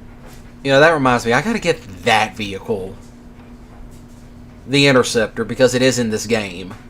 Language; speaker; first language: English; native; English